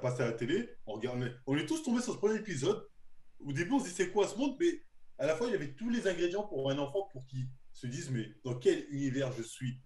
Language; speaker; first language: French; native; French